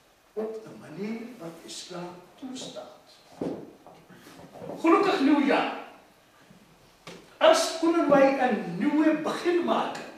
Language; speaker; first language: Dutch; non-native, fluent; Urdu